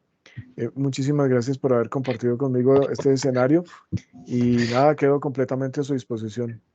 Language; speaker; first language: Spanish; native; Spanish